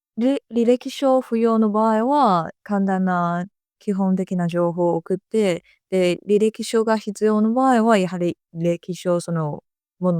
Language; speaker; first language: Japanese; non-native, fluent; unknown